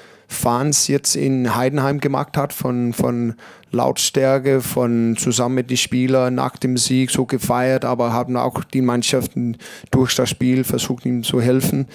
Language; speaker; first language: German; non-native, learner; Danish